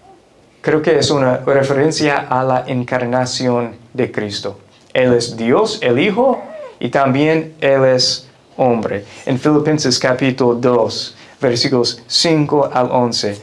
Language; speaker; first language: Spanish; non-native, fluent; English